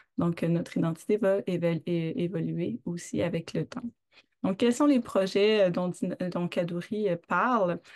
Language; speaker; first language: French; native; French